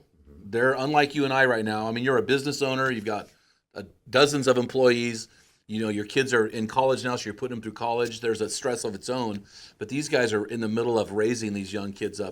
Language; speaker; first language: English; native; English